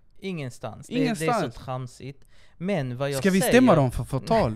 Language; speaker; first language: Swedish; native; Swedish